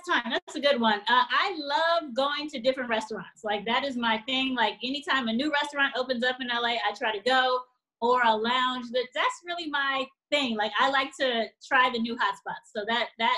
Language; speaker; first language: English; native; English